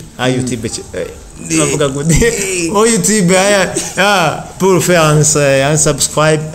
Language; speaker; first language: French; non-native, learner; Rundi